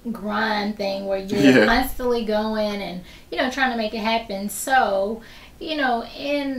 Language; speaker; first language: English; native; English